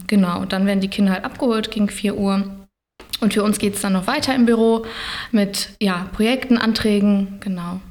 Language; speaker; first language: German; native; German